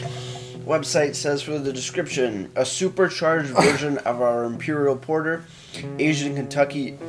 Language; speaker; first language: English; native; English